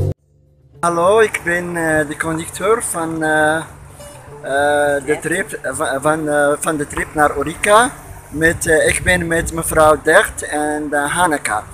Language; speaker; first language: Dutch; non-native, learner; Arabic